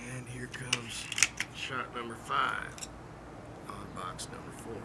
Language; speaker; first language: English; native; English